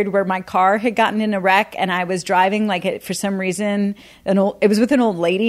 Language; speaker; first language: English; native; English